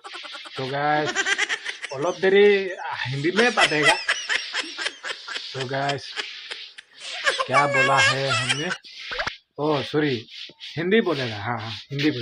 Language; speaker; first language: Hindi; non-native, local second language; Bangla